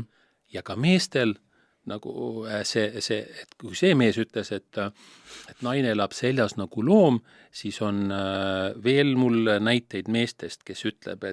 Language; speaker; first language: Estonian; native; Estonian